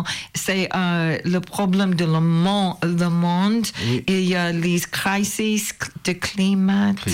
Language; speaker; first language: French; non-native, learner; English